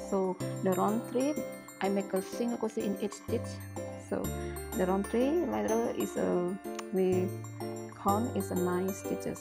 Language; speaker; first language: English; non-native, learner; Indonesian